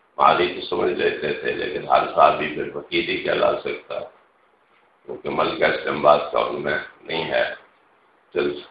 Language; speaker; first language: Urdu; non-native, local second language; Punjabi